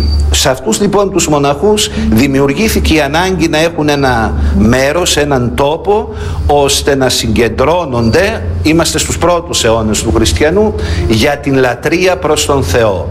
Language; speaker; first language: Greek; native; Greek